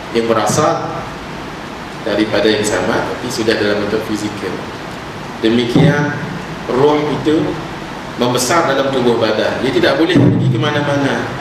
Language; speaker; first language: Malay; native; Malay